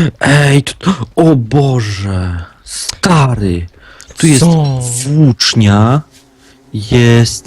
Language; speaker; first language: Polish; native; Polish